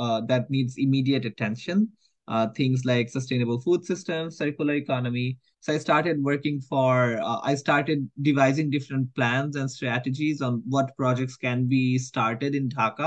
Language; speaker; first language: English; non-native, local second language; Bangla